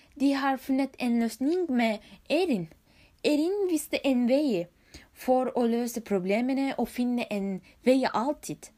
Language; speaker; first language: Norwegian; non-native, learner; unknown